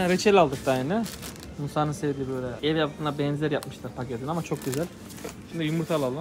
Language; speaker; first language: Turkish; native; Turkish